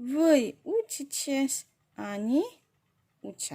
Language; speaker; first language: Russian; non-native, fluent; Indonesian